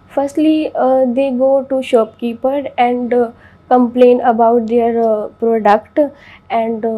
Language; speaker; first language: English; non-native, local second language; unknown